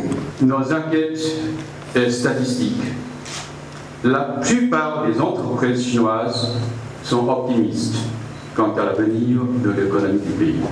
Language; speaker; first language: French; non-native, fluent; Chinese